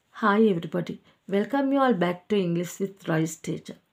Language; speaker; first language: English; non-native, local second language; Sinhala